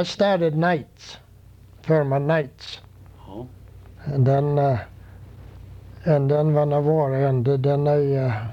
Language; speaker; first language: English; non-native, fluent; Swedish